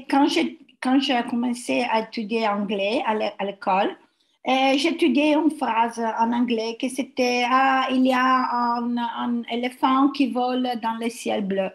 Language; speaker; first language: French; non-native, learner; Italian